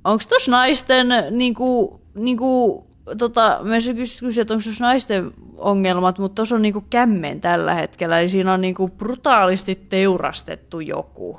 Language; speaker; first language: Finnish; native; Finnish